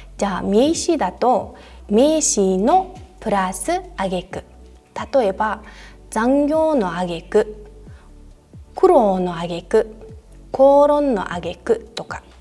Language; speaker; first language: Japanese; non-native, fluent; Mongolian